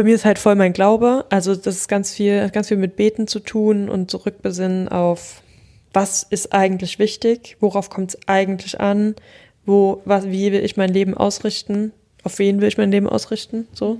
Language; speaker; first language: German; native; German